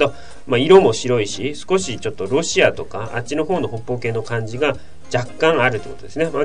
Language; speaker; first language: Japanese; native; Japanese